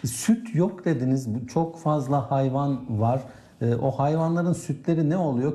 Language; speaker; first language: Turkish; native; Turkish